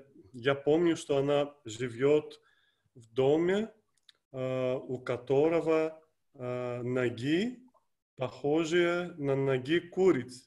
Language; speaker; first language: Russian; non-native, fluent; Greek